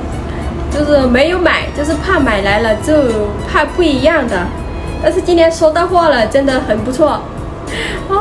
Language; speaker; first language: Chinese; non-native, fluent; Lao